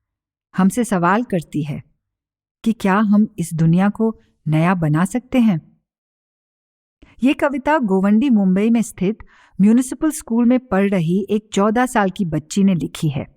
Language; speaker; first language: Hindi; native; Hindi